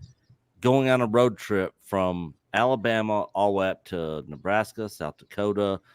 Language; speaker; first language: English; native; English